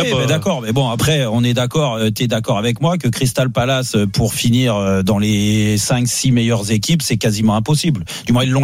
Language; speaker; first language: French; native; French